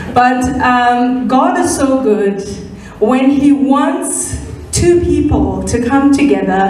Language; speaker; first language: English; native; English